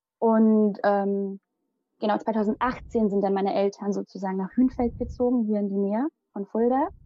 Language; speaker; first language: German; early bilingual, other home language; Malayalam